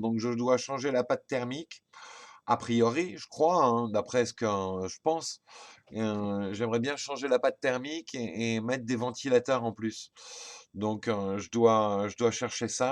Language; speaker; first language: French; native; French